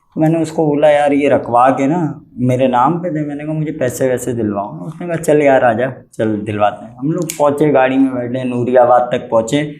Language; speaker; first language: Urdu; native; Urdu